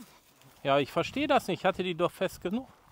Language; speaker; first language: German; native; German